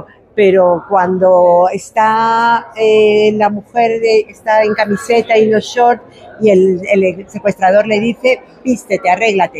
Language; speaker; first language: Spanish; native; Spanish